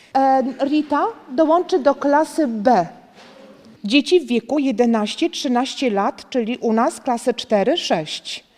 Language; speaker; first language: Polish; native; Polish